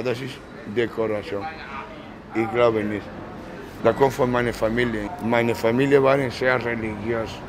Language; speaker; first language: German; non-native, learner; Spanish